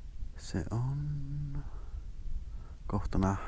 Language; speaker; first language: Finnish; native; Finnish